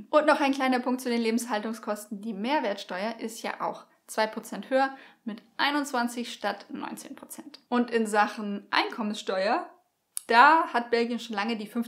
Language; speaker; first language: German; native; German